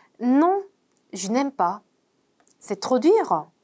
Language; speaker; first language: French; non-native, fluent; Korean